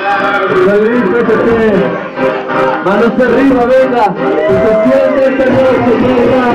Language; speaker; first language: Spanish; native; Spanish